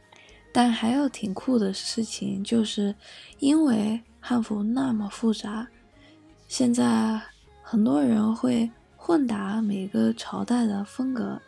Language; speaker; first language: Chinese; early bilingual, heritage; English